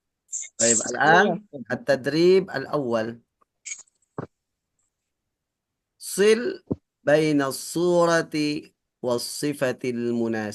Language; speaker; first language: Arabic; non-native, fluent; Indonesian